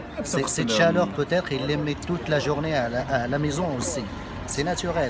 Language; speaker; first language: French; non-native, local second language; Arabic